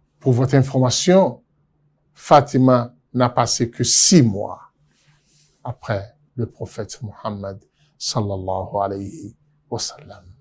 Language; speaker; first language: French; non-native, local second language; Yoruba